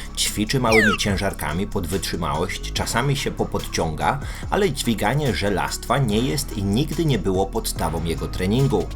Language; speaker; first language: Polish; native; Polish